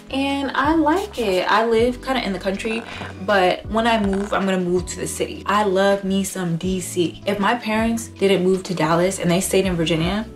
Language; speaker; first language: English; native; English